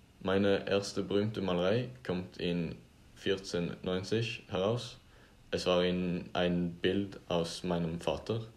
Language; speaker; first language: German; non-native, learner; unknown